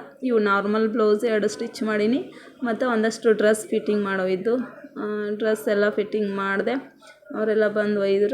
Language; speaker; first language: Kannada; native; Kannada